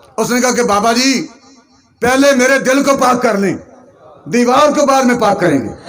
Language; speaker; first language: Urdu; non-native, local second language; Punjabi